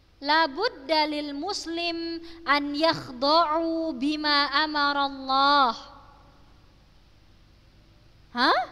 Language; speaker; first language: Arabic; non-native, fluent; Indonesian